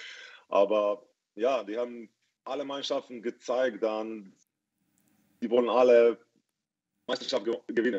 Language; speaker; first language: German; non-native, fluent; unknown